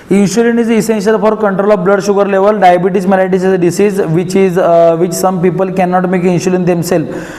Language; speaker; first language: English; non-native, local second language; Marathi